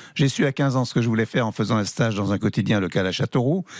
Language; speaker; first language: French; native; French